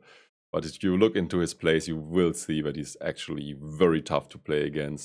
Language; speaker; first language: English; non-native, fluent; German